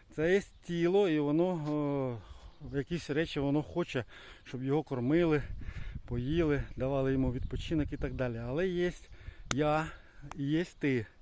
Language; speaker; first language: Ukrainian; non-native, local second language; Russian